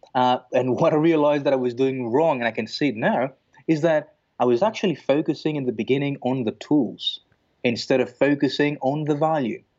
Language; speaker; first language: English; non-native, fluent; Greek